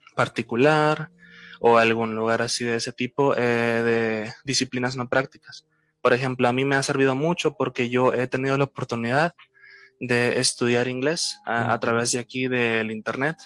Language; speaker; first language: Spanish; native; Spanish